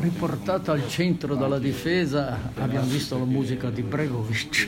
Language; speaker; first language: Italian; native; Italian